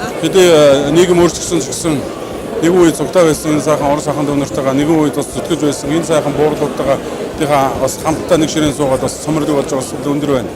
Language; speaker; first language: Mongolian; native; Mongolian